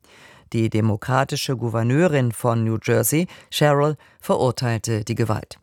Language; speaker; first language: German; native; German